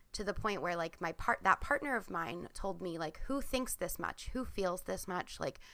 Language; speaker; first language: English; native; English